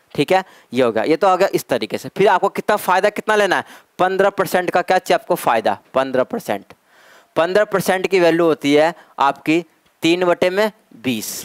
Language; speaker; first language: Hindi; native; Hindi